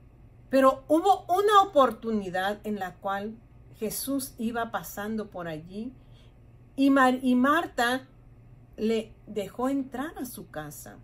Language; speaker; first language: Spanish; native; Spanish